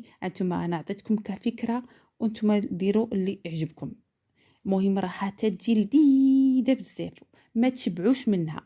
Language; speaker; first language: Arabic; native; Arabic